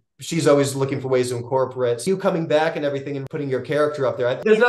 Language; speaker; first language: English; native; English